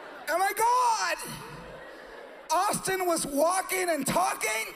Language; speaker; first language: English; early bilingual, other home language; Spanish